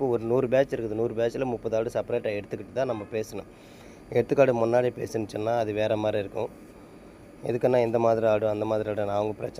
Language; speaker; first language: Tamil; native; Tamil